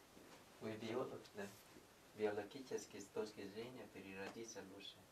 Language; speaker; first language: Russian; non-native, learner; Thai